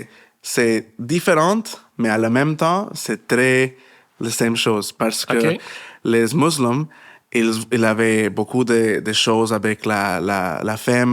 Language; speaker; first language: French; non-native, learner; Spanish